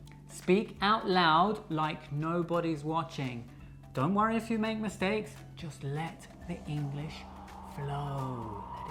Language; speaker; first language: English; native; English